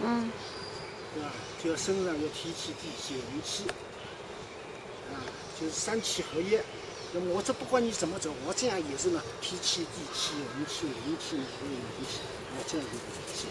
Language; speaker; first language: Chinese; native; Chinese